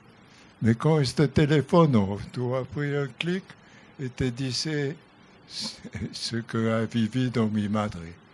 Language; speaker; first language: Spanish; non-native, learner; French